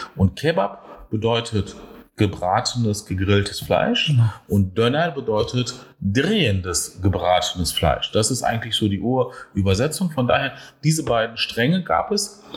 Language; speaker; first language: German; early bilingual, other home language; Turkish